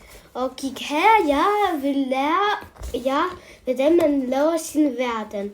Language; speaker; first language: Danish; early bilingual, other home language; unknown